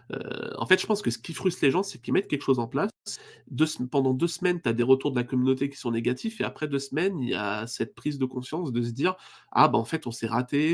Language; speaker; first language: French; native; French